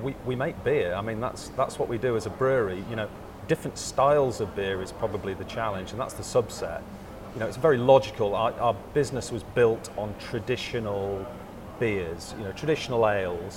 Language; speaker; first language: English; native; English